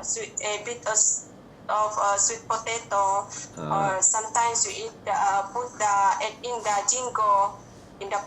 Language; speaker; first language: English; non-native, learner; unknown